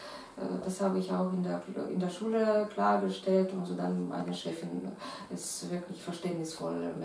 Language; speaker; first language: German; non-native, fluent; Russian